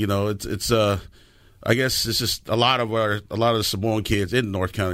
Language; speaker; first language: English; native; English